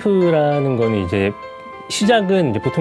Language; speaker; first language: Korean; native; Korean